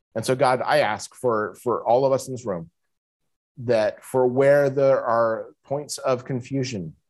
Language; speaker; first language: English; native; English